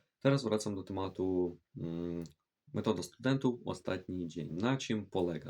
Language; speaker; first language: Polish; non-native, fluent; Ukrainian